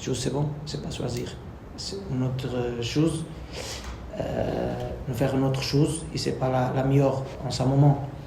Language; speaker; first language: French; non-native, learner; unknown